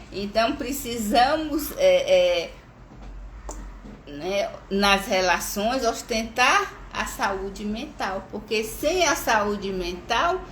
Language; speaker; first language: Portuguese; native; Portuguese